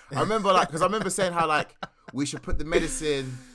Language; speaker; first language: English; early bilingual, other home language; Akan